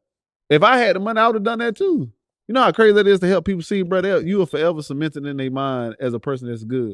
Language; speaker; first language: English; native; English